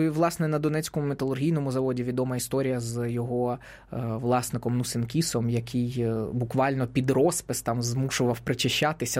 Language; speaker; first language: Ukrainian; non-native, local second language; Russian